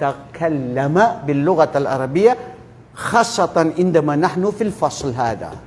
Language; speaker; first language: Arabic; non-native, fluent; Filipino